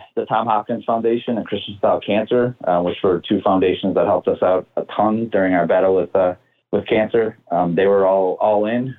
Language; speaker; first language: English; native; English